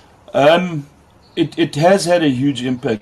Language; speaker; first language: English; native; English